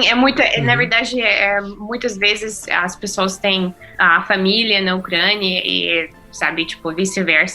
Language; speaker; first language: Portuguese; non-native, fluent; Russian